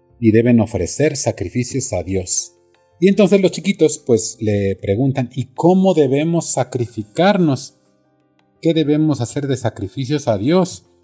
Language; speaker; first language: Spanish; native; Spanish